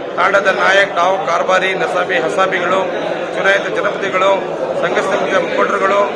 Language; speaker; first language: Kannada; non-native, local second language; Lambadi